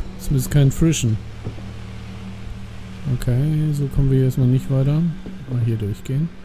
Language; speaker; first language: German; native; German